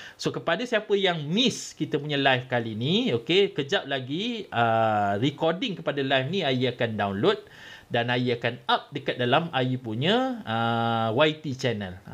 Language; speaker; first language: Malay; native; Malay